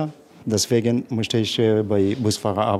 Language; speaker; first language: German; non-native, learner; Arabic